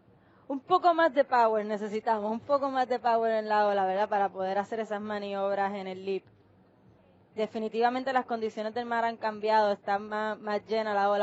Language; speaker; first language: Spanish; native; Spanish